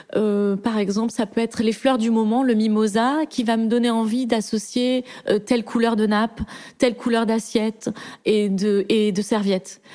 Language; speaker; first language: French; native; French